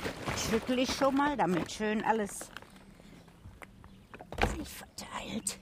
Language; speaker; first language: German; native; German